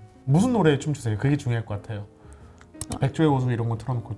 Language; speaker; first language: Korean; native; Korean